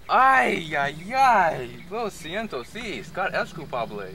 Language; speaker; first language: Spanish; non-native, learner; English